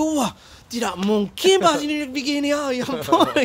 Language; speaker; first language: Indonesian; non-native, fluent; English